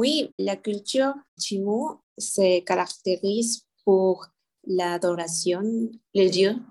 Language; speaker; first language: French; non-native, learner; Spanish